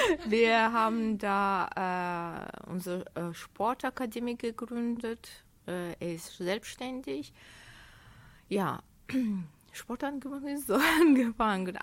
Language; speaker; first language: German; non-native, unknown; Azerbaijani